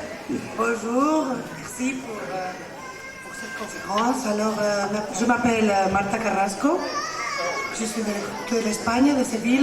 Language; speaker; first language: French; non-native, learner; Spanish